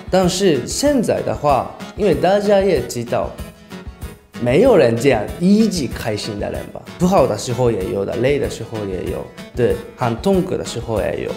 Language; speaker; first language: Chinese; non-native, learner; Japanese